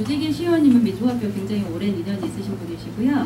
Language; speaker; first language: Korean; native; Korean